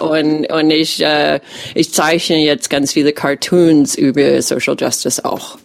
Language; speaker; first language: German; non-native, fluent; English